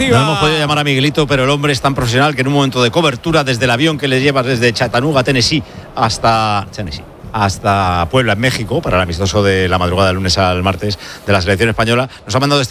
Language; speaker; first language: Spanish; native; Spanish